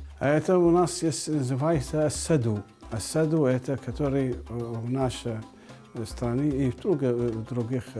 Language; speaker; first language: Russian; non-native, learner; Arabic